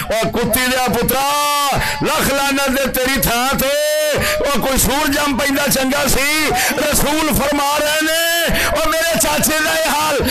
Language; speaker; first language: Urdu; non-native, local second language; Punjabi